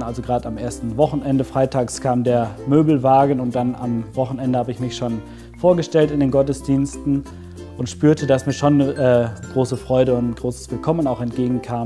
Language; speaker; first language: German; native; German